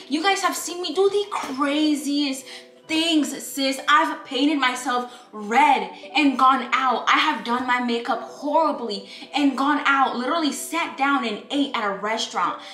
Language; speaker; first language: English; early bilingual, other home language; Spanish